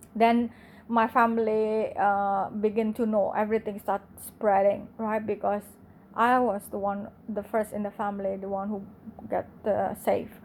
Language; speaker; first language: English; non-native, fluent; Indonesian